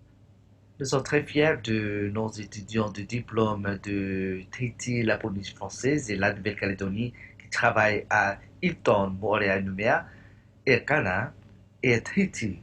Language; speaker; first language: French; non-native, fluent; English